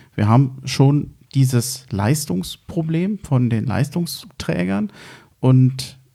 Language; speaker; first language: German; native; German